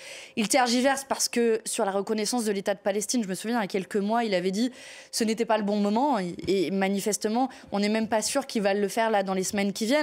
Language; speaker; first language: French; native; French